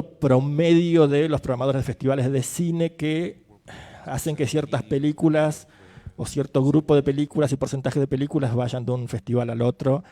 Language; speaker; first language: Spanish; native; Spanish